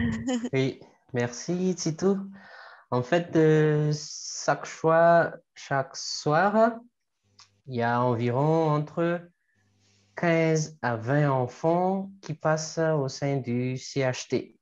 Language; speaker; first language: French; non-native, local second language; Malagasy